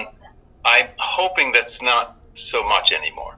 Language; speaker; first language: English; native; English